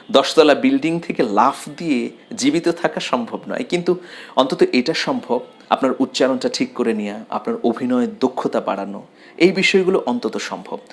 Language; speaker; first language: Bangla; native; Bangla